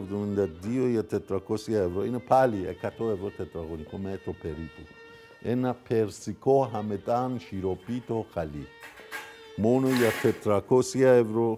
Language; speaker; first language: Greek; non-native, fluent; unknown